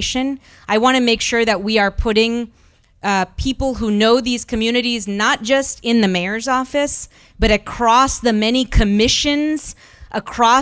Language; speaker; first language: English; early bilingual, other home language; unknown